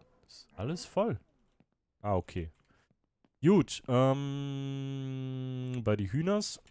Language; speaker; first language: German; native; German